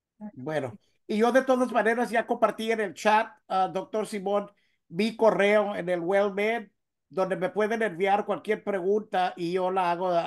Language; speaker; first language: Spanish; early bilingual, heritage; Spanish